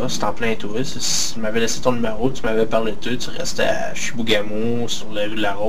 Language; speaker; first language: French; native; French